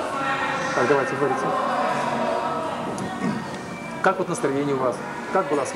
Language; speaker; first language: Russian; native; Russian